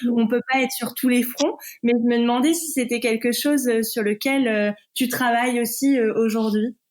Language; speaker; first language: French; native; French